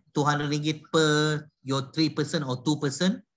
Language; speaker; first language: English; non-native, local second language; Malay